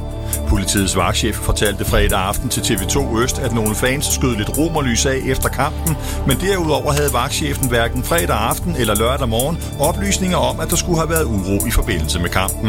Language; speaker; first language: Danish; native; Danish